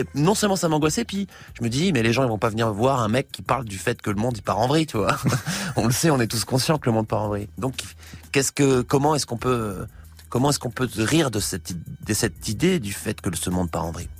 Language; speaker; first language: French; native; French